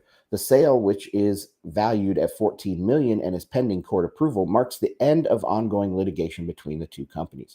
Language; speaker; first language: English; native; English